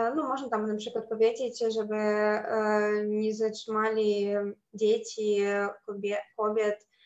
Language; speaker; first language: Polish; non-native, fluent; Russian